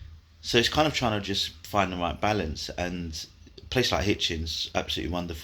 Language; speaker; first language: English; native; English